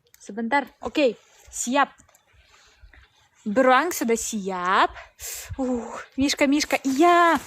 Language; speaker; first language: Indonesian; non-native, learner; Russian